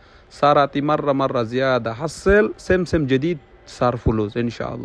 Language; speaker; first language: Arabic; non-native, learner; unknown